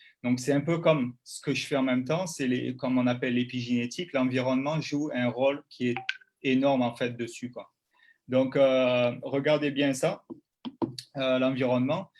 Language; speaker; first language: French; native; French